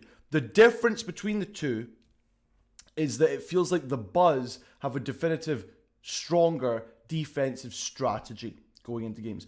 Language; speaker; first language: English; native; English